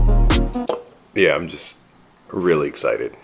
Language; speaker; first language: English; native; English